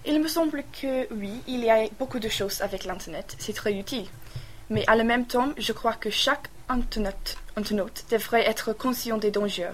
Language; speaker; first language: French; non-native, learner; English